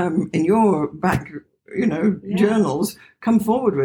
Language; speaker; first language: English; native; English